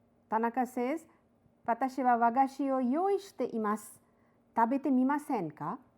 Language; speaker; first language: Japanese; non-native, fluent; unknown